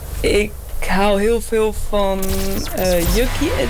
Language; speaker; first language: Dutch; non-native, learner; French